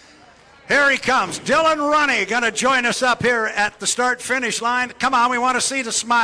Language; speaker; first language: English; native; English